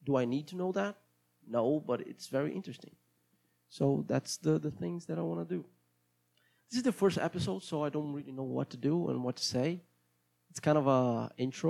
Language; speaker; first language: English; non-native, fluent; Portuguese